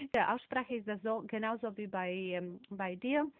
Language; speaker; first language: German; non-native, fluent; Slovak